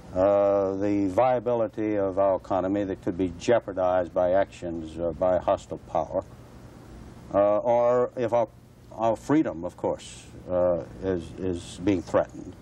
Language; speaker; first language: English; native; English